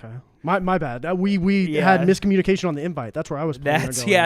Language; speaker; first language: English; native; English